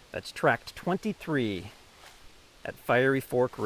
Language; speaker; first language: English; native; English